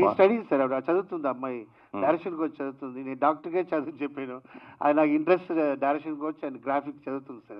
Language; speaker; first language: Telugu; non-native, learner; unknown